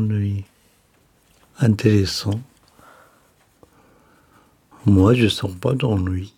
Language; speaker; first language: French; non-native, fluent; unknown